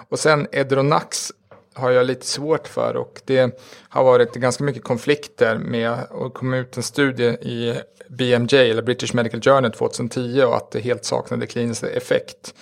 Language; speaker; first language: Swedish; native; Swedish